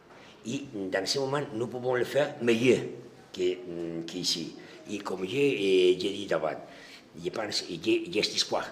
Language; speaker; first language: French; non-native, learner; Spanish